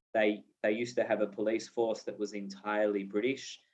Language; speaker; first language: English; native; English